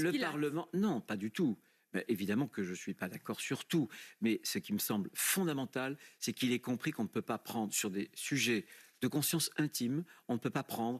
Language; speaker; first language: French; native; French